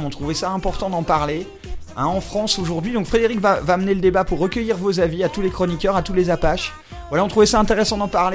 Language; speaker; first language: French; native; French